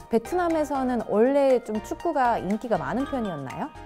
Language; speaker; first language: Korean; native; Korean